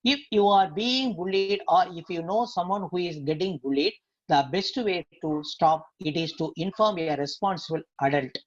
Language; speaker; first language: English; non-native, local second language; Tamil